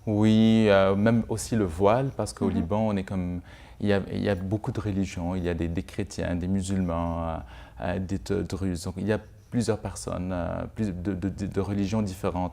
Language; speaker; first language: French; non-native, local second language; Arabic